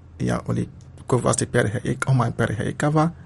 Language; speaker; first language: Finnish; non-native, learner; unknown